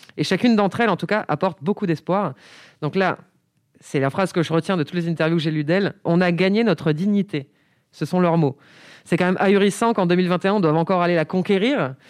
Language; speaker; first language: French; native; French